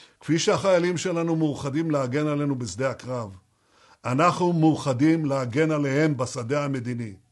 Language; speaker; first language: Hebrew; native; Hebrew